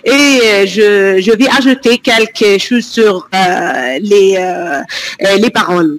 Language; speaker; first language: French; non-native, fluent; Arabic